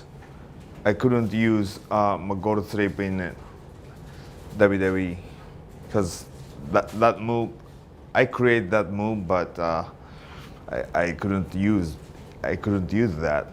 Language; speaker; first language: English; non-native, learner; Japanese